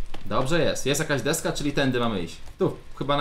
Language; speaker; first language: Polish; native; Polish